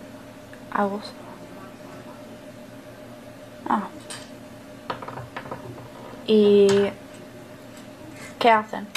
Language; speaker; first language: Spanish; non-native, learner; English